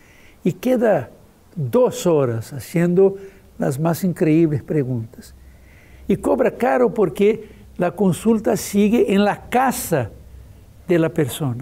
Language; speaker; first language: Spanish; non-native, fluent; Portuguese